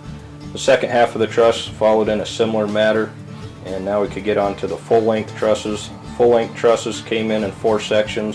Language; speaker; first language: English; native; English